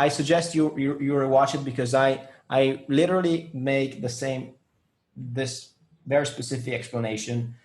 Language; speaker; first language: English; non-native, fluent; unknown